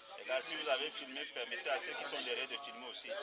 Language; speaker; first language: French; native; French